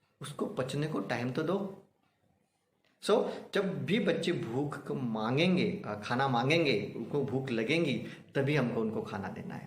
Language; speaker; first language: Hindi; non-native, local second language; Marathi